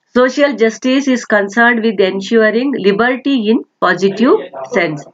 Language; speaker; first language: English; non-native, local second language; Kannada